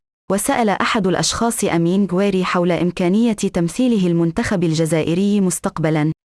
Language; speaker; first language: Arabic; native; Arabic